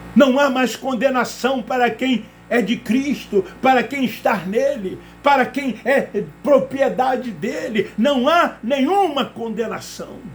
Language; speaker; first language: Portuguese; native; Portuguese